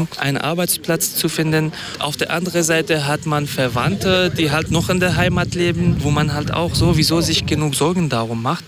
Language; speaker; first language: German; non-native, fluent; Kurdish